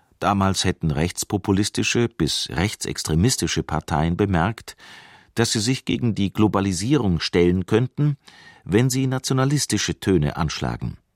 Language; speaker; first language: German; native; German